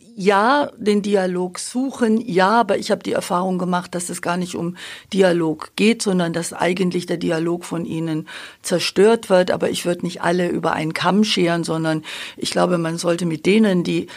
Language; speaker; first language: German; native; German